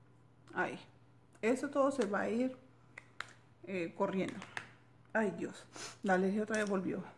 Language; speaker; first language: Spanish; native; Spanish